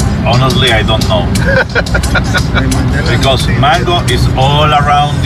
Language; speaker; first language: English; non-native, learner; Spanish